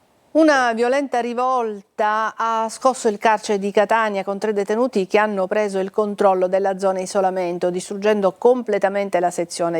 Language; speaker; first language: Italian; native; Italian